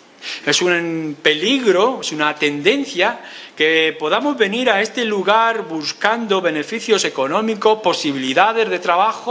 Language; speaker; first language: Spanish; native; Spanish